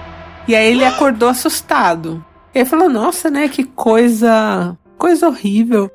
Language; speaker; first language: Portuguese; native; Portuguese